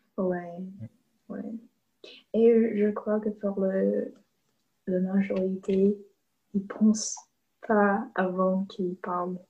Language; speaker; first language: French; non-native, learner; English